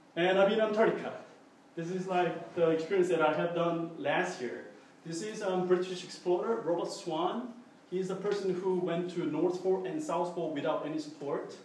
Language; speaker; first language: English; non-native, fluent; Korean